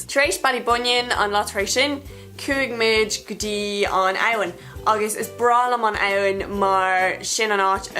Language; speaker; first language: Irish; non-native, local second language; English